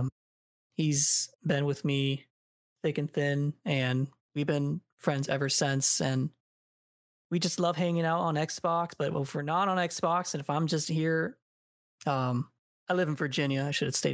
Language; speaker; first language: English; native; English